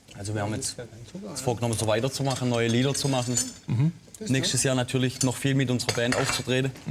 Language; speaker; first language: German; native; German